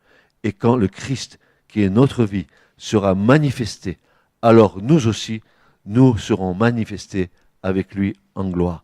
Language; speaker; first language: French; native; French